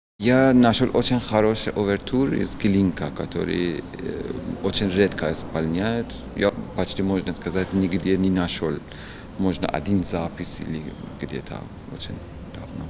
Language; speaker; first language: Ukrainian; non-native, learner; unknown